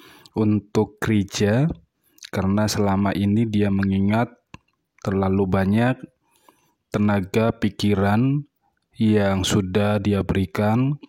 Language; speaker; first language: Indonesian; native; Indonesian